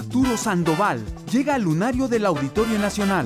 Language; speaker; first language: Spanish; native; Spanish